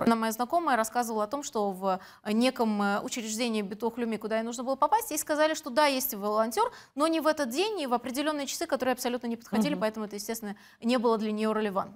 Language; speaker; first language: Russian; native; Russian